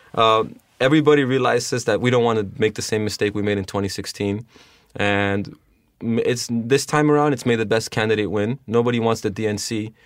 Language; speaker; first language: English; early bilingual, other home language; Spanish